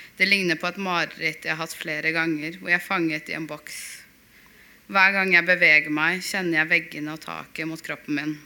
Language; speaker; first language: Norwegian; early bilingual, other home language; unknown